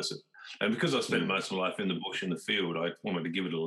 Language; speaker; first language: English; native; English